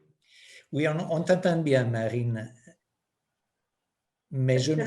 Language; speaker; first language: French; non-native, fluent; Italian